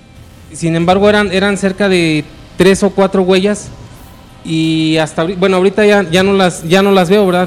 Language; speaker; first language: Spanish; native; Spanish